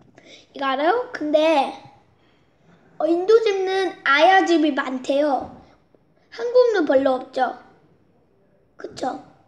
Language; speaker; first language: Korean; early bilingual, heritage; Korean